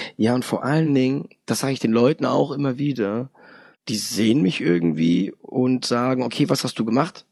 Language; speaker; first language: German; early bilingual, other home language; Polish